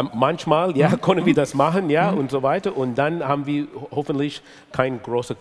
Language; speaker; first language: German; non-native, fluent; English